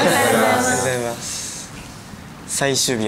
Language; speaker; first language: Japanese; native; Japanese